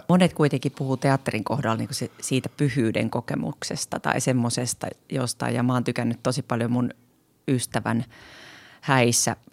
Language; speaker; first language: Finnish; native; Finnish